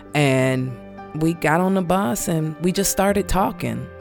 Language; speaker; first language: English; native; English